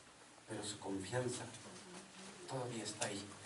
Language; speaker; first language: Spanish; native; Spanish